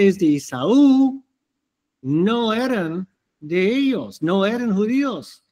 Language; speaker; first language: Spanish; non-native, fluent; English